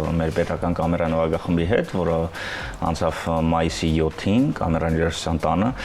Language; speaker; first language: Armenian; early bilingual, heritage; Armenian